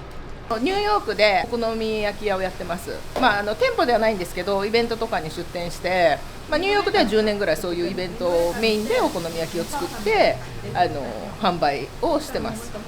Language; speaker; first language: Japanese; native; Japanese